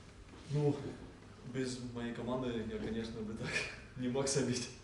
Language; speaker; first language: Russian; non-native, local second language; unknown